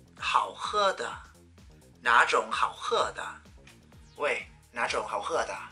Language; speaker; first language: Chinese; non-native, fluent; Vietnamese